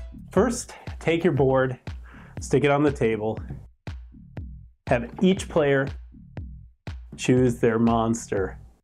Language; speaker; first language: English; native; English